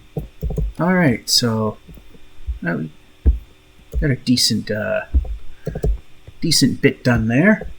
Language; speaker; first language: English; native; English